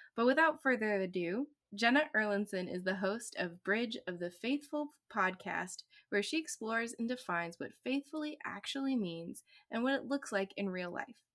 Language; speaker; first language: English; native; English